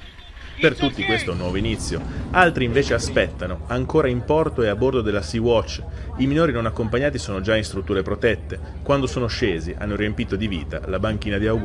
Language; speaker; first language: Italian; native; Italian